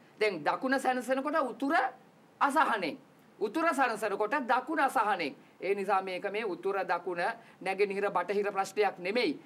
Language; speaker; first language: Sinhala; native; Sinhala